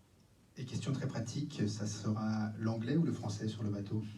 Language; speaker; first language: French; native; French